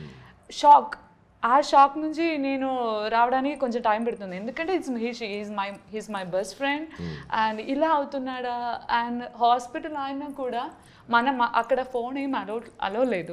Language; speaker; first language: Telugu; non-native, learner; Malayalam